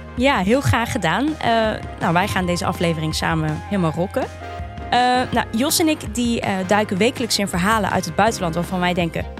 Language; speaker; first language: Dutch; early bilingual, other home language; Turkish